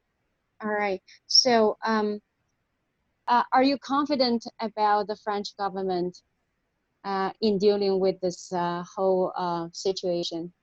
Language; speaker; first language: English; non-native, fluent; Chinese